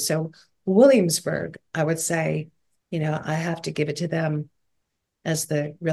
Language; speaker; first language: English; native; English